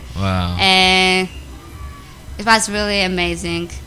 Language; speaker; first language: English; non-native, learner; Amharic